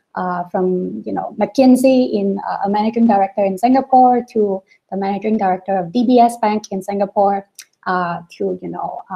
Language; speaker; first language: English; non-native, local second language; Cantonese